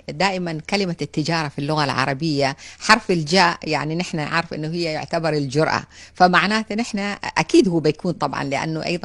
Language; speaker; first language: Arabic; native; Arabic